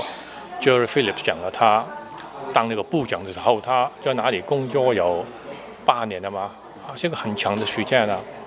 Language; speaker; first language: Chinese; non-native, fluent; Cantonese